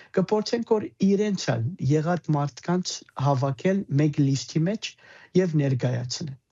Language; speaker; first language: Armenian; early bilingual, heritage; Armenian